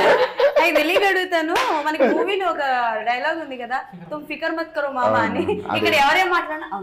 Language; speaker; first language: Telugu; native; Telugu